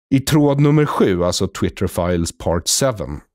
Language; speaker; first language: Swedish; native; Swedish